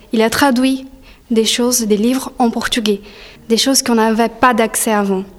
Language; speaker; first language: French; non-native, fluent; Portuguese